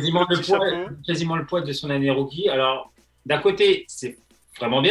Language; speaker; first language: French; native; French